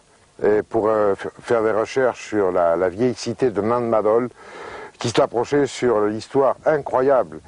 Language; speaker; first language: French; native; French